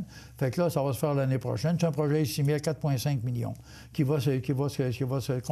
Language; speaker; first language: French; native; French